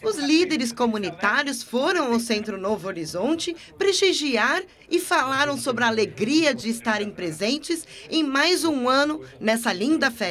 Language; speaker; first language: Portuguese; native; Portuguese